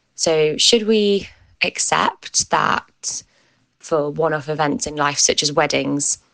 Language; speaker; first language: English; native; English